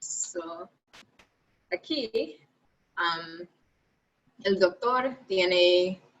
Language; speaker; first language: Spanish; non-native, learner; English